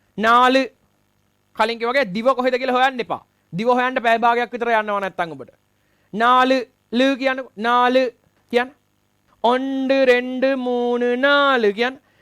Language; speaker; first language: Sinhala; non-native, local second language; Tamil